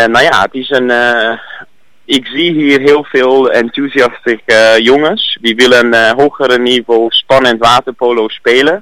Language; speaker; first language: Dutch; non-native, learner; Hungarian